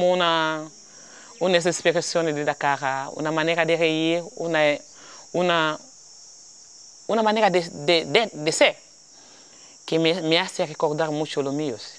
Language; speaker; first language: Spanish; non-native, fluent; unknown